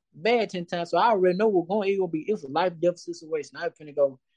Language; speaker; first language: English; native; English